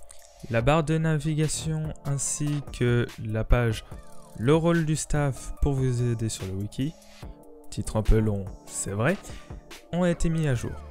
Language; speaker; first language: French; native; French